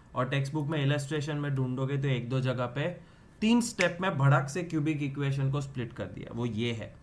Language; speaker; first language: Hindi; non-native, local second language; Gujarati